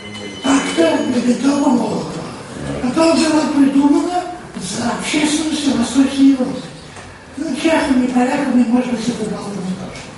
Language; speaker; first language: Russian; non-native, fluent; Georgian